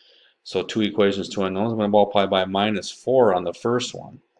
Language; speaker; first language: English; native; English